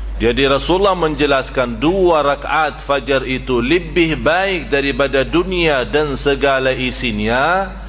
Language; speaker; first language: Malay; non-native, fluent; Arabic